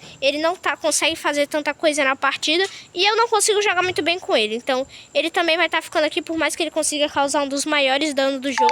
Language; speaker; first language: Portuguese; native; Portuguese